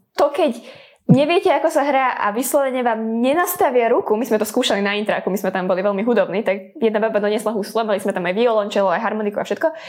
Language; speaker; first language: Slovak; non-native, local second language; Hungarian